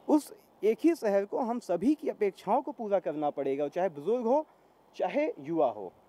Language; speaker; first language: Hindi; native; Hindi